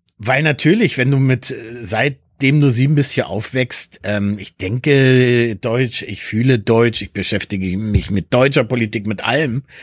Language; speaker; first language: German; early bilingual, other home language; Spanish